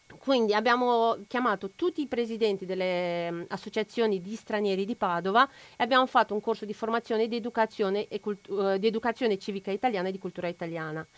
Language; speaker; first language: Italian; non-native, fluent; Romanian